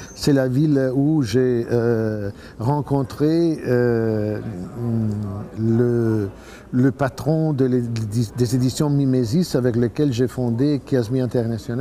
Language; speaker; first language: French; non-native, fluent; Italian